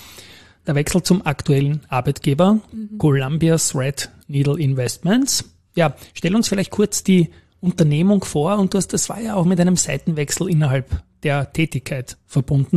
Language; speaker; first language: German; native; German